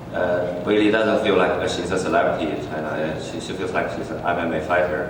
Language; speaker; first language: English; non-native, fluent; Chinese